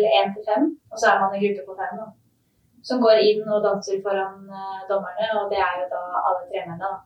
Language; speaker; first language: Norwegian; native; Norwegian